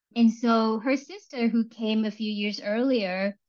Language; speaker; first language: English; early bilingual, other home language; Vietnamese